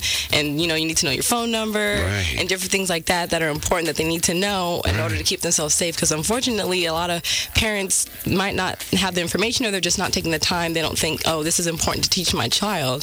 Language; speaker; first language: English; native; English